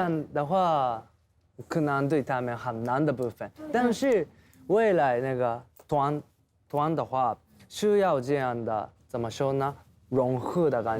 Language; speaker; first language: Chinese; non-native, learner; Japanese